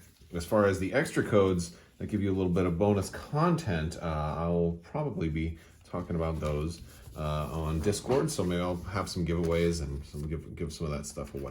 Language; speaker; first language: English; native; English